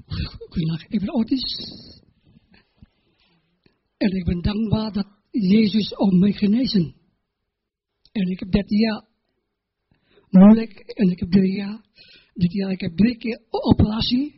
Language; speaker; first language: Dutch; non-native, learner; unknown